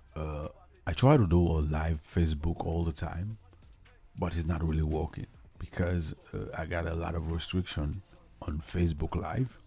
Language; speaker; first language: English; non-native, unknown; Haitian Creole